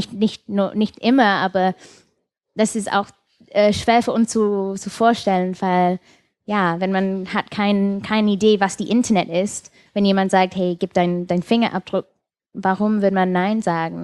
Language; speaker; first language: German; non-native, fluent; English